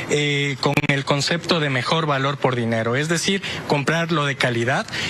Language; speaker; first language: Spanish; native; Spanish